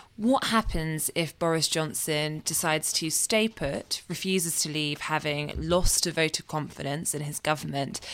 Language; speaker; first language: English; native; English